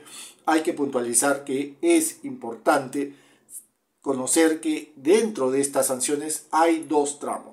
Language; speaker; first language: Spanish; native; Spanish